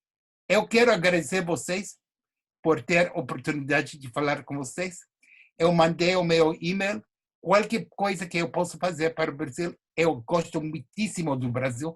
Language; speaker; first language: Portuguese; non-native, fluent; English